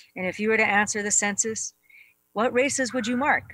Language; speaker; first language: English; native; English